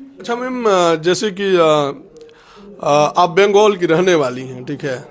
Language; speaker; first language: Hindi; native; Hindi